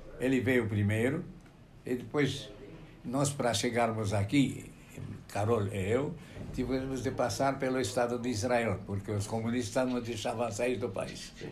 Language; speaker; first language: Portuguese; non-native, fluent; Romanian